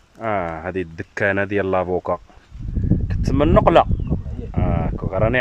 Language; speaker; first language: Arabic; native; Arabic